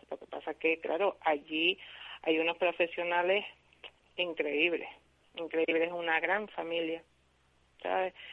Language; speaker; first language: Spanish; native; Spanish